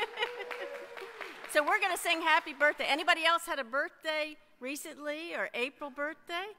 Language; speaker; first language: English; native; English